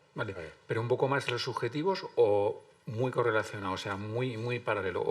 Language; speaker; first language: Spanish; native; Spanish